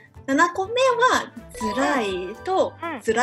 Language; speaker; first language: Japanese; non-native, fluent; Cantonese